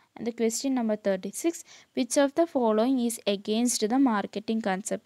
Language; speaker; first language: English; non-native, local second language; Malayalam